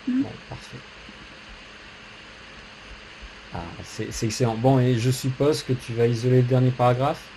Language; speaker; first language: French; native; French